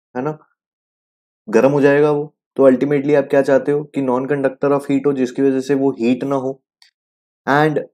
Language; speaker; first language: Hindi; native; Hindi